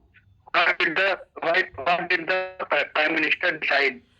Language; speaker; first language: English; non-native, learner; Hindi